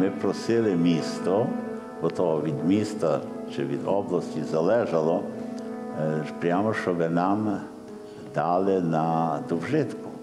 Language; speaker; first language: Ukrainian; early bilingual, heritage; Ukrainian